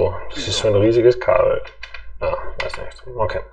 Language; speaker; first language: German; native; German